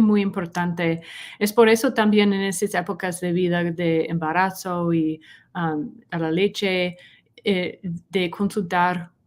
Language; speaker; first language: Spanish; non-native, learner; English